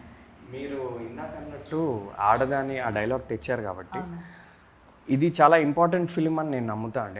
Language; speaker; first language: Telugu; native; Telugu